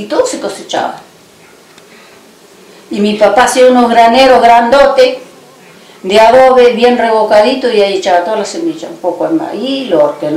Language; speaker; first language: Spanish; native; Spanish